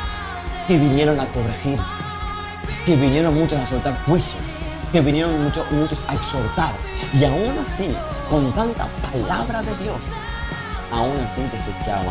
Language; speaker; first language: Spanish; native; Spanish